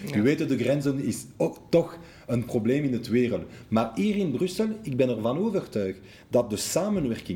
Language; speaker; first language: Dutch; non-native, local second language; French